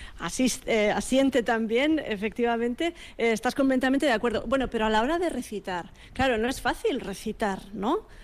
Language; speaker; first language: Spanish; native; Spanish